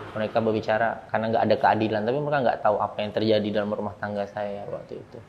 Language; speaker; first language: Indonesian; early bilingual, heritage; Indonesian